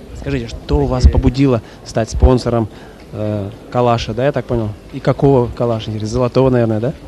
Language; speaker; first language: Russian; native; Russian